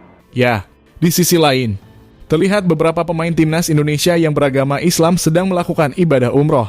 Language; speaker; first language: Indonesian; native; Indonesian